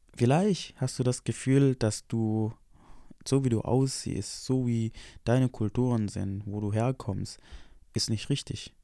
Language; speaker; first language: German; non-native, fluent; Indonesian